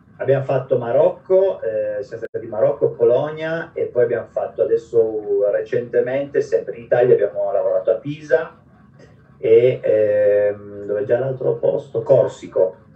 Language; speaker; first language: Italian; native; Italian